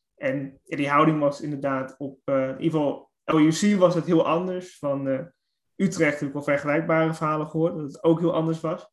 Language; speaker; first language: Dutch; native; Dutch